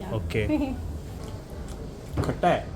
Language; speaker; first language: Hindi; native; Hindi